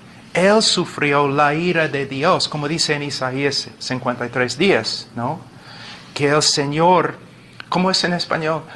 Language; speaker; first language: Spanish; non-native, fluent; English